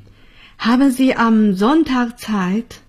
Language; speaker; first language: German; non-native, fluent; Chinese